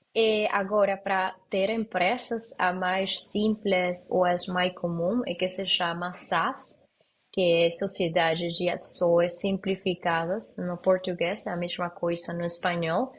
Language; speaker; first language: Portuguese; non-native, learner; Spanish